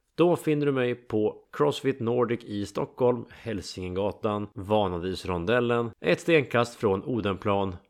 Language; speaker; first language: Swedish; native; Swedish